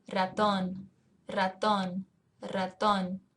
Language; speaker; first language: Spanish; non-native, fluent; English